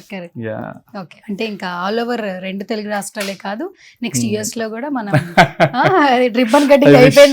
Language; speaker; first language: Telugu; native; Telugu